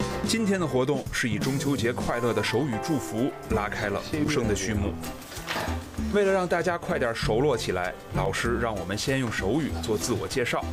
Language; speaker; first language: Chinese; native; Chinese